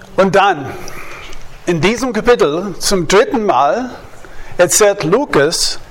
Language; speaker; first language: German; non-native, fluent; English